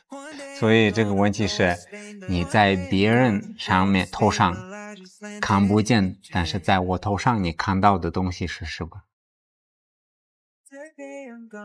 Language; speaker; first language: Chinese; non-native, fluent; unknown